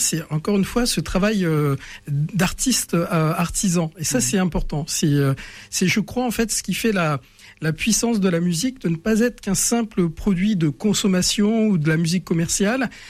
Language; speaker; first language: French; native; French